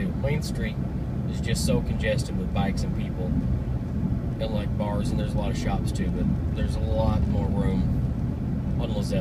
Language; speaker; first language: English; native; English